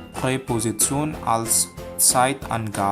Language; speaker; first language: German; non-native, fluent; Indonesian